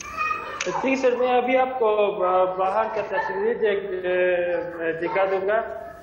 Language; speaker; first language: Hindi; non-native, learner; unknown